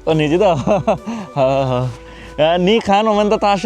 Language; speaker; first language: Chinese; non-native, learner; Bangla